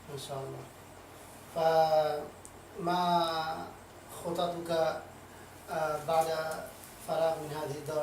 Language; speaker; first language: Arabic; non-native, fluent; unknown